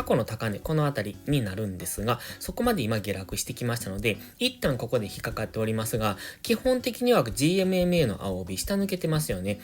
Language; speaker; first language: Japanese; native; Japanese